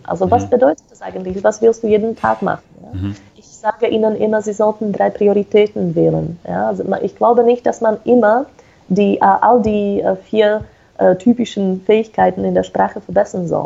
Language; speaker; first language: German; non-native, fluent; Slovak